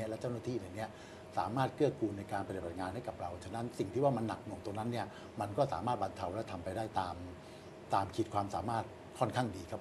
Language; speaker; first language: Thai; native; Thai